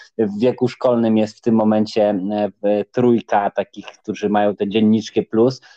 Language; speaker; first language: Polish; native; Polish